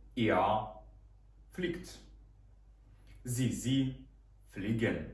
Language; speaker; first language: German; non-native, fluent; Ukrainian